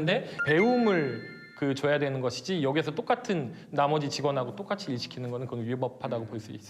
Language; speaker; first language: Korean; native; Korean